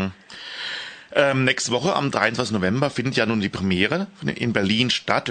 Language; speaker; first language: German; native; German